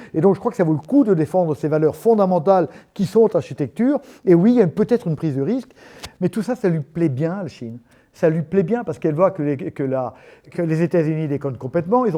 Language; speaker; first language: French; native; French